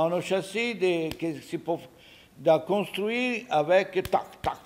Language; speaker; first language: French; non-native, learner; Italian